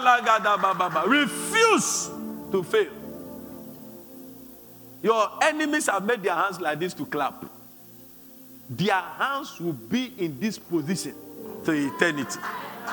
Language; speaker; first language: English; non-native, local second language; Akan